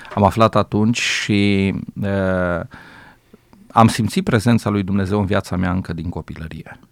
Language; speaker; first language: Romanian; native; Romanian